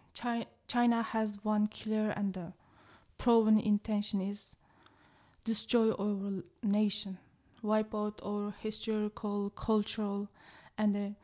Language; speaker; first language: English; non-native, learner; Chinese